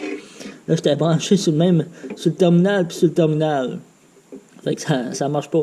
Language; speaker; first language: French; native; French